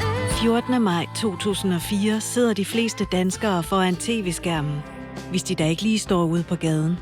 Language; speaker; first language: Danish; native; Danish